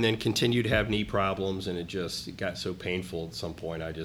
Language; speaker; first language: English; native; English